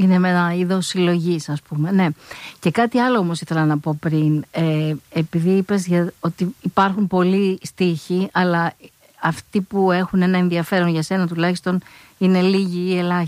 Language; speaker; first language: Greek; native; Greek